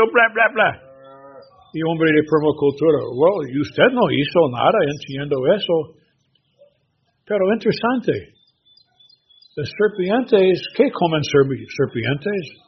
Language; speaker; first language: Spanish; non-native, learner; English